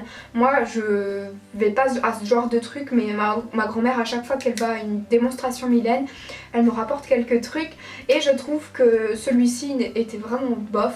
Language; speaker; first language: French; native; French